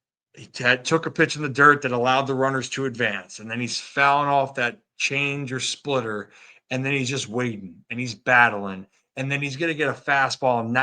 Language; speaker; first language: English; native; English